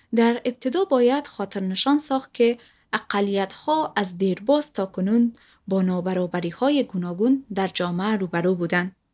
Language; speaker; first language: Persian; native; Persian